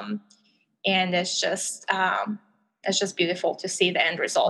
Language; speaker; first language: English; non-native, fluent; Albanian